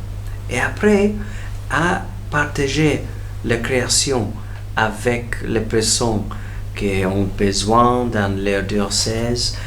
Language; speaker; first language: French; non-native, fluent; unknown